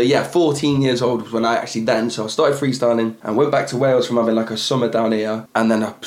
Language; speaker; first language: English; native; English